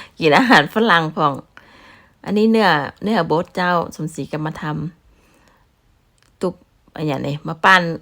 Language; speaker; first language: Thai; non-native, local second language; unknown